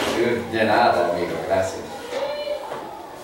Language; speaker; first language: Spanish; non-native, learner; English